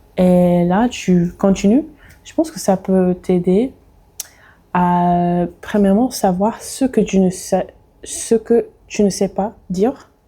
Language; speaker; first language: French; non-native, fluent; English